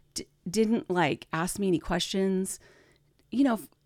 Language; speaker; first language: English; native; English